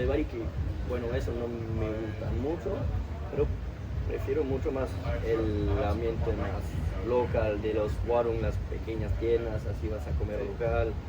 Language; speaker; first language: Spanish; non-native, fluent; French